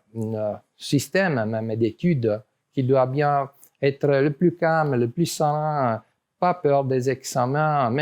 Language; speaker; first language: French; non-native, learner; Italian